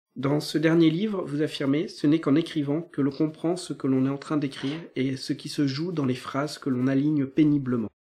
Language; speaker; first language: French; native; French